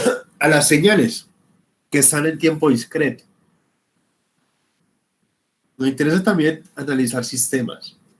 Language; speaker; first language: Spanish; native; Spanish